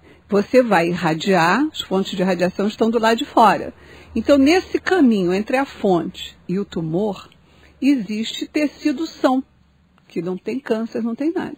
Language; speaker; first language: Portuguese; native; Portuguese